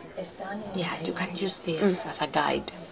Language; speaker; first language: English; non-native, fluent; Spanish